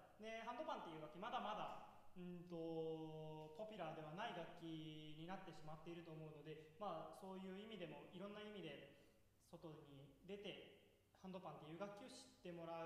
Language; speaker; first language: Japanese; native; Japanese